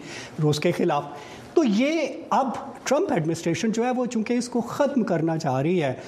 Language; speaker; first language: Urdu; native; Urdu